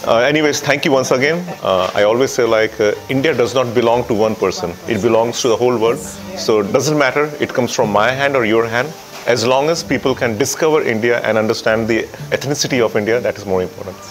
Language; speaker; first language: English; non-native, local second language; Hindi